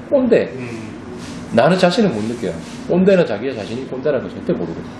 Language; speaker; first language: Korean; native; Korean